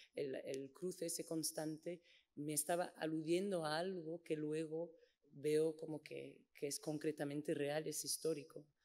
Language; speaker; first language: Spanish; non-native, fluent; English